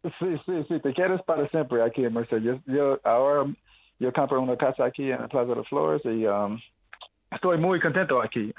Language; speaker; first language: Spanish; non-native, learner; English